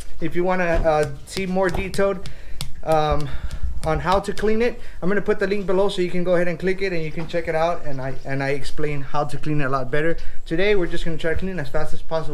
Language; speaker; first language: English; early bilingual, other home language; Spanish